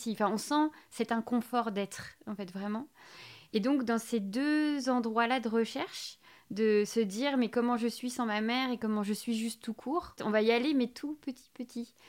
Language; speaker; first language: French; native; French